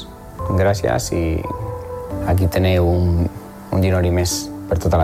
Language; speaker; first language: Catalan; non-native, local second language; Spanish